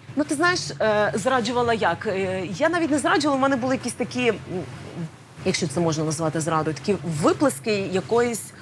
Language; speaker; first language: Ukrainian; native; Ukrainian